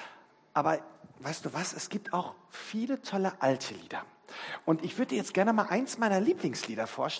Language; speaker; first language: German; native; German